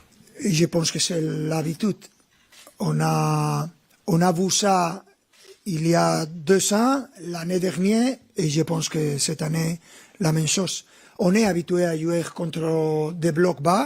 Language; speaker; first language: French; non-native, fluent; Spanish